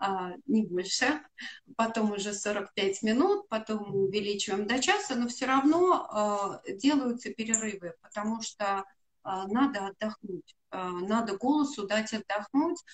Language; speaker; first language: Russian; native; Russian